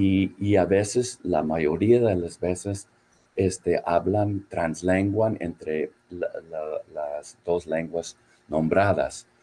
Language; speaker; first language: Spanish; non-native, fluent; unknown